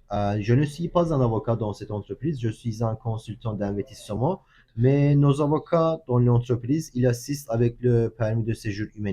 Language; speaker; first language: French; non-native, learner; Turkish